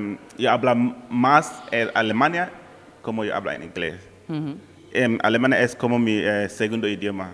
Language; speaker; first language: Spanish; non-native, learner; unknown